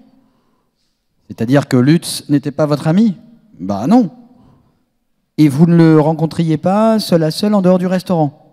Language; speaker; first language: French; native; French